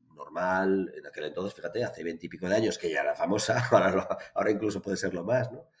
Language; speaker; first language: Spanish; native; Spanish